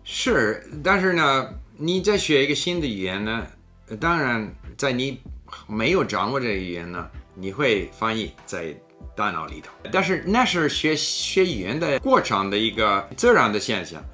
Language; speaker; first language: Cantonese; non-native, learner; English